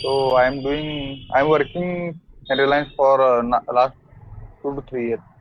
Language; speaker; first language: English; non-native, learner; Hindi